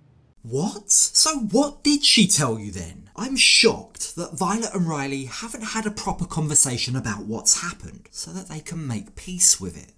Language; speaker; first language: English; native; English